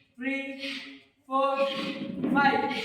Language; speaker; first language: English; non-native, local second language; Kannada